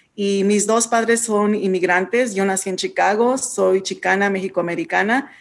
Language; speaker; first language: Spanish; early bilingual, heritage; Spanish